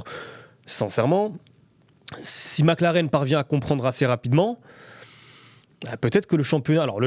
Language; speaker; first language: French; native; French